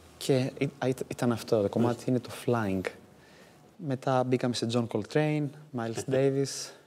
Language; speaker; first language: Greek; native; Greek